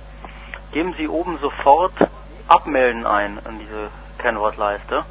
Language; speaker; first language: German; native; German